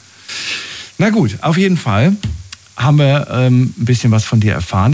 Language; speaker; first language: German; native; German